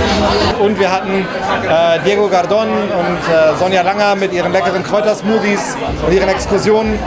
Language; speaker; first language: German; native; German